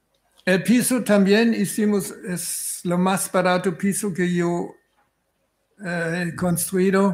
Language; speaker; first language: Spanish; non-native, fluent; German